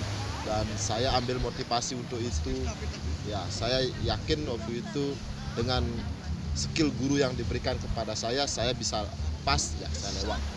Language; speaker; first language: Indonesian; non-native, local second language; Balinese